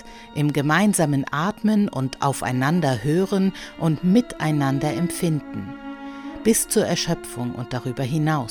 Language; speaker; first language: German; native; German